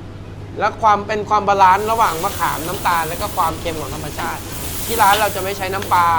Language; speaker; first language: Thai; native; Thai